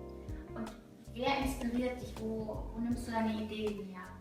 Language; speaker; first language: German; native; German